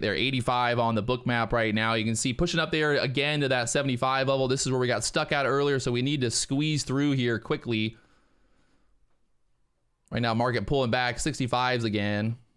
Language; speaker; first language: English; native; English